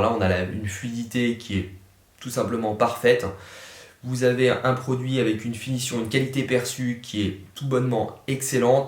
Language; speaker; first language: French; native; French